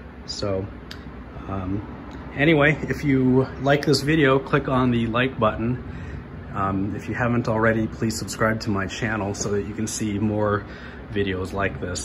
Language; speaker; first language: English; native; English